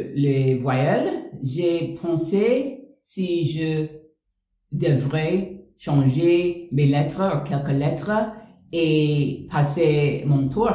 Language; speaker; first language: French; non-native, learner; English